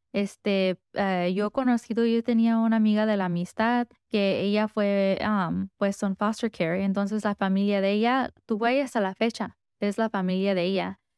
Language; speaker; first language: Spanish; early bilingual, heritage; Spanish